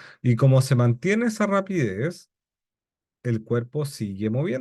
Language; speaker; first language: Spanish; native; Spanish